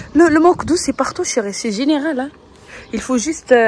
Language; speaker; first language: French; non-native, local second language; Arabic